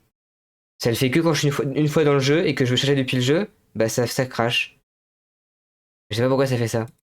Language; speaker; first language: French; native; French